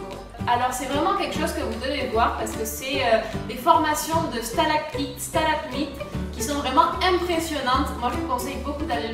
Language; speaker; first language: French; native; French